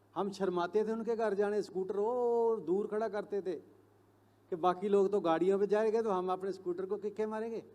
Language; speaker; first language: Hindi; non-native, local second language; Punjabi